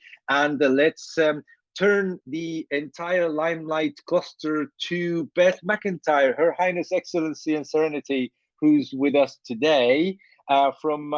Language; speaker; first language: English; non-native, fluent; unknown